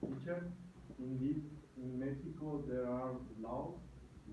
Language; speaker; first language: English; non-native, learner; Spanish